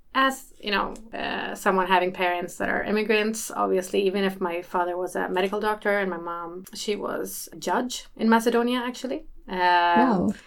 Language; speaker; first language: English; early bilingual, other home language; Swedish